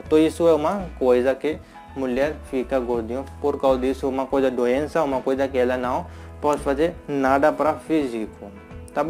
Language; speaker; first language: Portuguese; non-native, learner; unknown